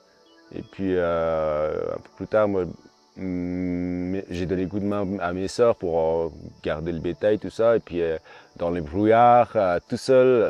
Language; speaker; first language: French; non-native, fluent; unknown